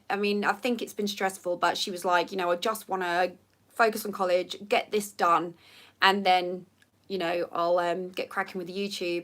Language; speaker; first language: English; native; English